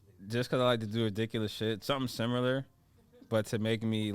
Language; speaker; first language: English; native; English